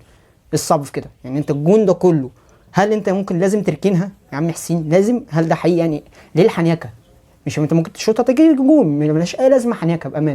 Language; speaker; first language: Arabic; native; Arabic